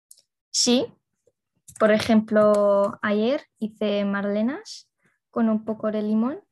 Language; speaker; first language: Spanish; non-native, learner; Dutch